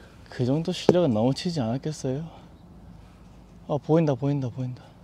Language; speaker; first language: Korean; early bilingual, heritage; Korean